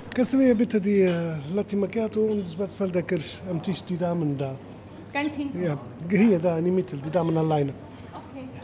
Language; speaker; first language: German; non-native, learner; Arabic